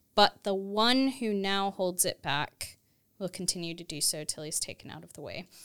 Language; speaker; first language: English; native; English